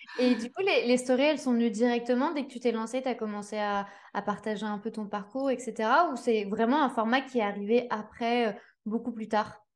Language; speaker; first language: French; native; French